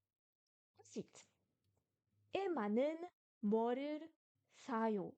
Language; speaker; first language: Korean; non-native, fluent; French